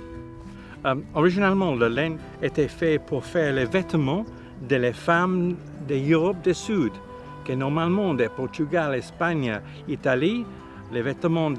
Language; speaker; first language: French; non-native, learner; English